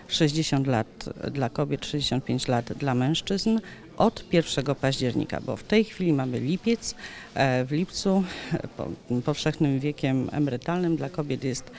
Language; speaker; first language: Polish; native; Polish